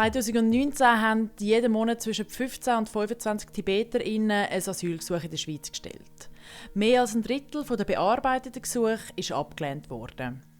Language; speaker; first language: German; native; German